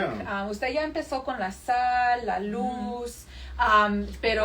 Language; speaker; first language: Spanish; early bilingual, heritage; Spanish